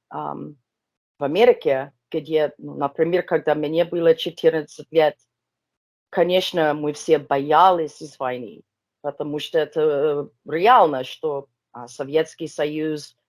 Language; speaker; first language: Russian; non-native, learner; English